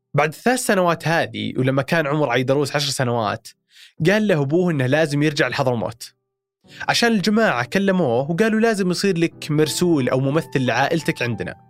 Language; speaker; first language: Arabic; native; Arabic